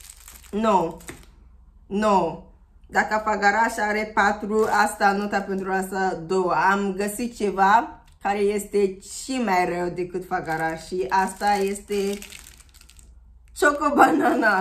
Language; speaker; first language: Romanian; non-native, learner; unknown